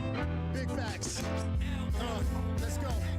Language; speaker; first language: English; native; English